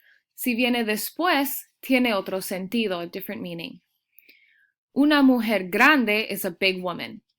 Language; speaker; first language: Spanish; early bilingual, heritage; Spanish